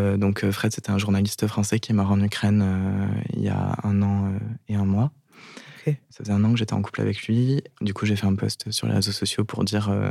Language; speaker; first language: French; native; French